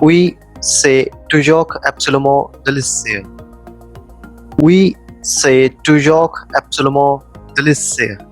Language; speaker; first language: French; non-native, fluent; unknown